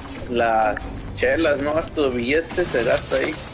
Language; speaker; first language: Spanish; early bilingual, heritage; Spanish